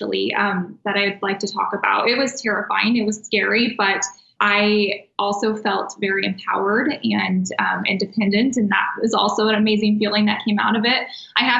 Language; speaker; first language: English; native; English